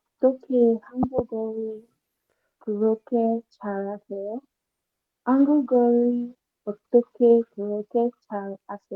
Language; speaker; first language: Korean; non-native, learner; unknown